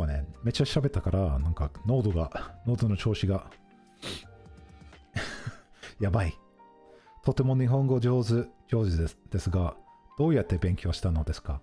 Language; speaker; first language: Japanese; non-native, fluent; English